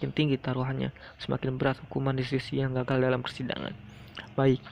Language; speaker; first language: Indonesian; native; Indonesian